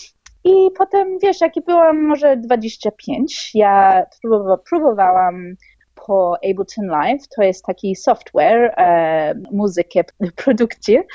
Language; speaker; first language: Polish; early bilingual, heritage; Polish